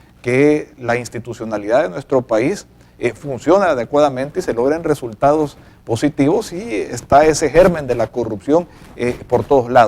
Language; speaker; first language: Spanish; native; Spanish